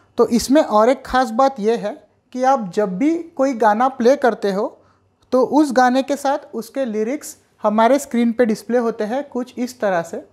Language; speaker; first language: Hindi; non-native, local second language; Marathi